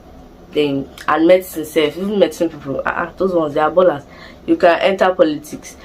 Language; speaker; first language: English; non-native, local second language; Igbo